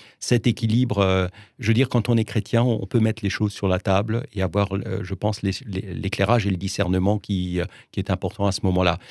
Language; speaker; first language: French; non-native, local second language; Swiss German